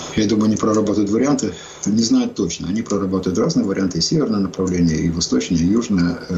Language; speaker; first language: Russian; non-native, local second language; Ukrainian